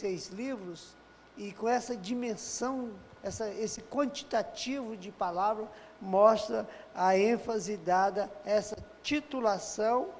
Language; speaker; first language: Portuguese; native; Portuguese